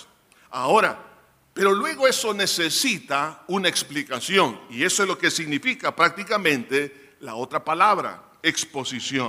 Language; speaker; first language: Spanish; native; Spanish